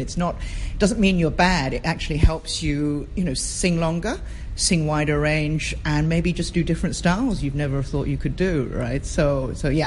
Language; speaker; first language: English; native; English